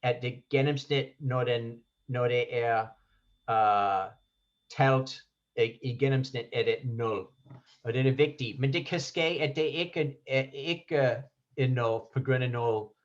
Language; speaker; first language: Danish; non-native, fluent; English